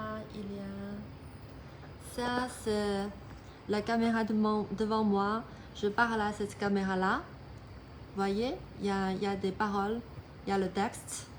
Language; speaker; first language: French; non-native, fluent; Chinese